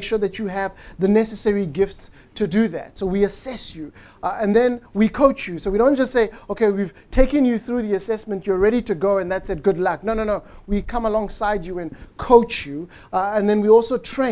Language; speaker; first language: English; non-native, local second language; Tswana